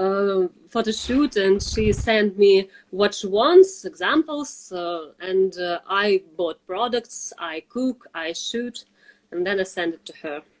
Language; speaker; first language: English; non-native, fluent; Russian